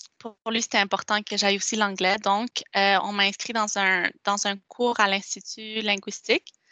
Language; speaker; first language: French; non-native, local second language; Spanish